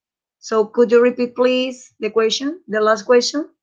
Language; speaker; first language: English; non-native, learner; Spanish